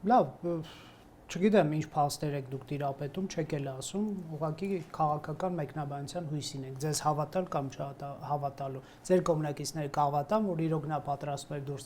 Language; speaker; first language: Armenian; native; Armenian